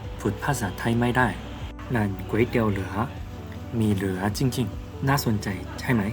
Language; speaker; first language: Thai; non-native, learner; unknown